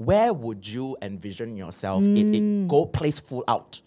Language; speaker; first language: English; non-native, local second language; Chinese